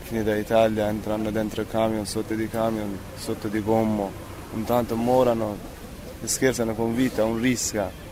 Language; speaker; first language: Italian; non-native, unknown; Persian